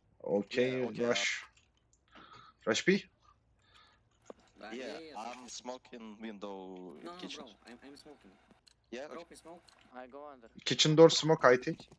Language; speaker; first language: English; non-native, learner; Turkish